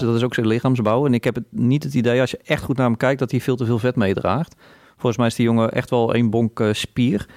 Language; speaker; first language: Dutch; native; Dutch